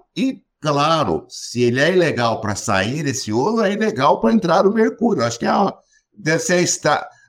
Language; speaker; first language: Portuguese; native; Portuguese